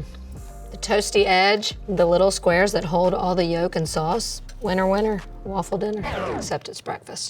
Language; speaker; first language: English; native; English